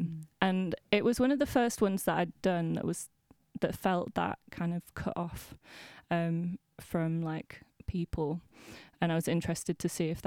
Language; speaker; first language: English; native; English